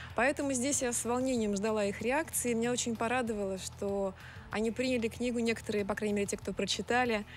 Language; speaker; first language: Russian; native; Russian